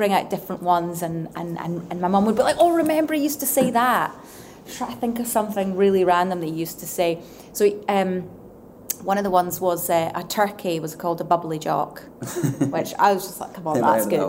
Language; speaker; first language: English; native; English